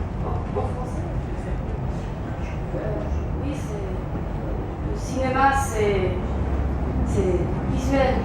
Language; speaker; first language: French; non-native, local second language; German